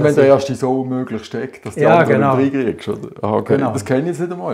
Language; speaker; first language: German; native; German